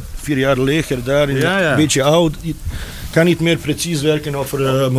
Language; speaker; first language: Dutch; non-native, learner; Bosnian